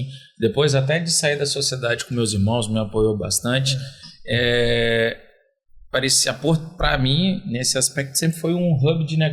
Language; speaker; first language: Portuguese; native; Portuguese